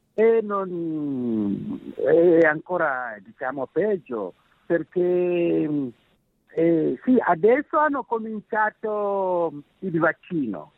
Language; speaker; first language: Italian; non-native, fluent; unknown